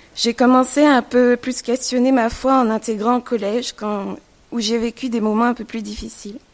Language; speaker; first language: French; native; French